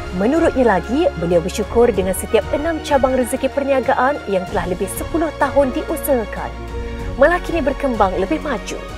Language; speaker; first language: Malay; native; Malay